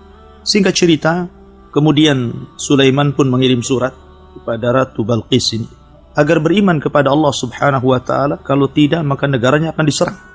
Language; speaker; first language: Indonesian; native; Indonesian